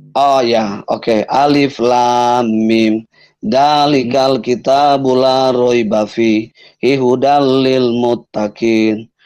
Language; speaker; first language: Indonesian; native; Indonesian